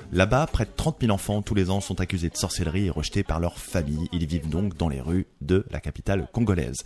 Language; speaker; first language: French; native; French